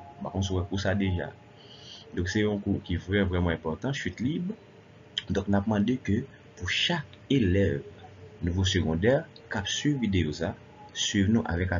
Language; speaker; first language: French; non-native, local second language; Haitian Creole